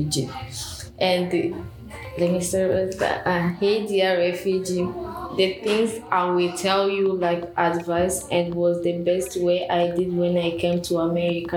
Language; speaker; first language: English; non-native, learner; Rundi